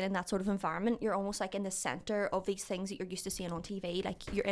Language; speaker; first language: English; native; English